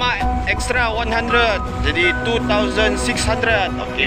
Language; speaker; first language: Indonesian; non-native, learner; Bangla